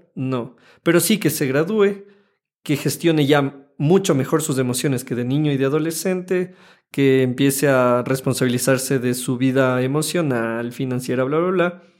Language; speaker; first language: Spanish; native; Spanish